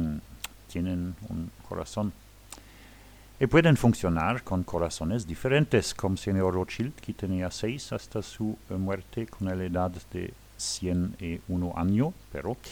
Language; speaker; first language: Spanish; non-native, learner; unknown